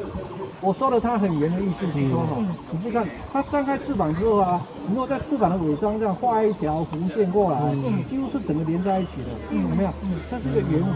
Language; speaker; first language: Chinese; native; Chinese